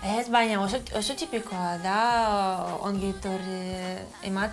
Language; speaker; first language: Basque; non-native, learner; Russian